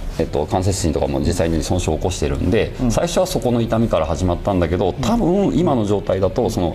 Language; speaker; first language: Japanese; native; Japanese